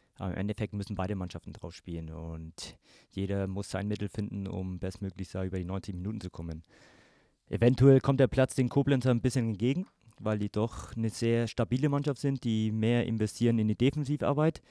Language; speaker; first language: German; native; German